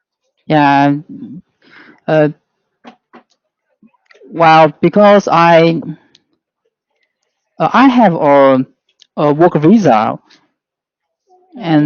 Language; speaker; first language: English; non-native, learner; Chinese